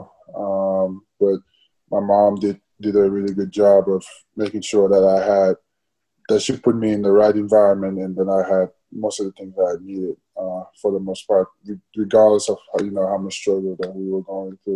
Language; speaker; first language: English; non-native, fluent; Wolof